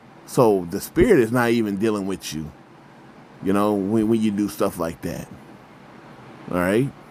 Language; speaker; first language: English; native; English